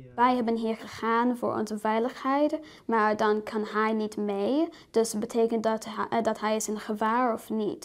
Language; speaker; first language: Dutch; early bilingual, heritage; Dutch